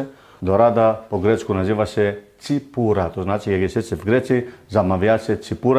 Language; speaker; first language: Polish; non-native, learner; Greek